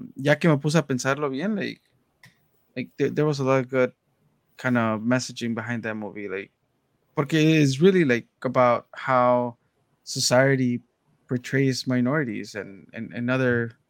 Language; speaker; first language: English; early bilingual, other home language; Spanish